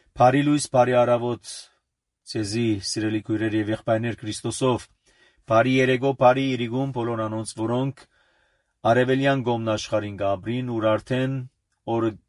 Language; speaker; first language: Armenian; early bilingual, heritage; Armenian